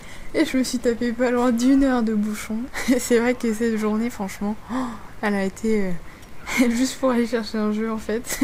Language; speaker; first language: French; native; French